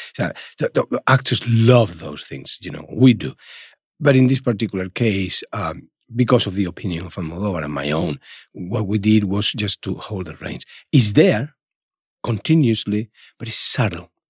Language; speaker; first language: English; non-native, fluent; Spanish